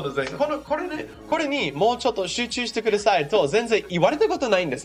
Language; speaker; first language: Japanese; non-native, fluent; English